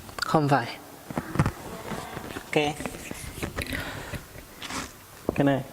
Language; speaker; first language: Vietnamese; non-native, learner; Hindi